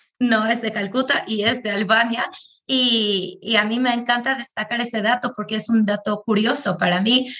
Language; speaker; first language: Spanish; non-native, fluent; Albanian